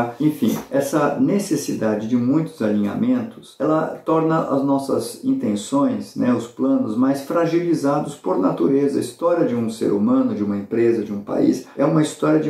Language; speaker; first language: Portuguese; native; Portuguese